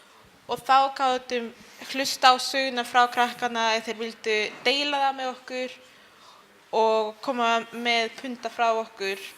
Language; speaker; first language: Icelandic; early bilingual, other home language; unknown